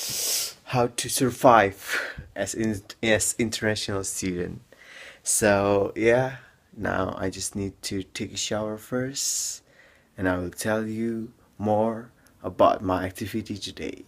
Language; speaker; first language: English; non-native, learner; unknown